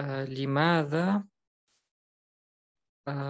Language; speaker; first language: Arabic; non-native, learner; German